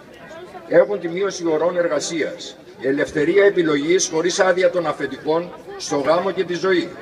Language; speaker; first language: Greek; native; Greek